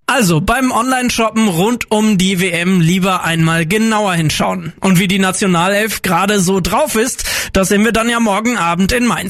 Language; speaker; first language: German; native; German